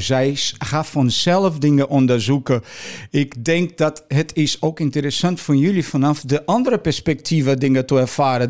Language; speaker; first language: Dutch; non-native, fluent; Portuguese